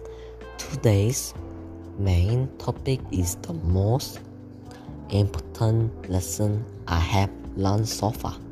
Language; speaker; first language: English; non-native, learner; Korean